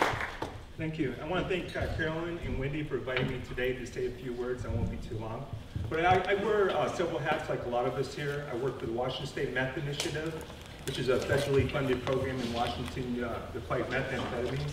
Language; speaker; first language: English; native; English